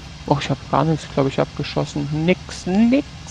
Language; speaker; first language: German; native; German